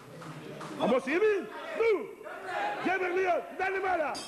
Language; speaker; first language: Hebrew; non-native, fluent; Russian